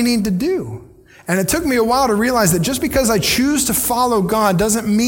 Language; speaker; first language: English; native; English